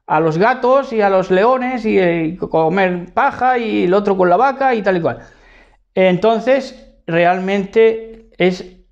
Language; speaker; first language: Spanish; native; Spanish